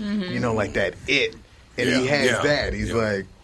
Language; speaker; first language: English; native; English